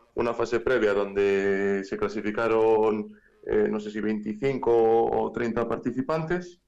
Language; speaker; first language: Spanish; native; Spanish